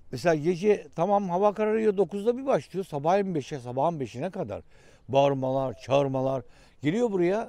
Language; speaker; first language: Turkish; native; Turkish